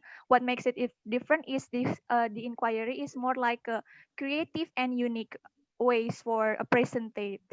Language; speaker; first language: English; non-native, learner; Indonesian